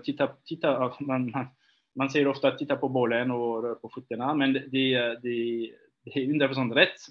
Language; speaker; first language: Swedish; non-native, fluent; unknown